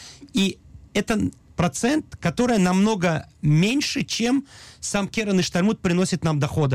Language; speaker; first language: Russian; native; Russian